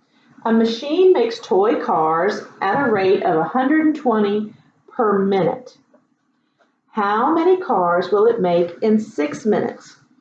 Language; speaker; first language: English; native; English